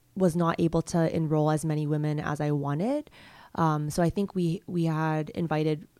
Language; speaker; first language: English; non-native, local second language; Cantonese